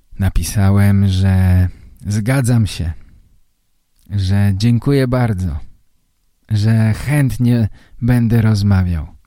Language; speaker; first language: Polish; native; Polish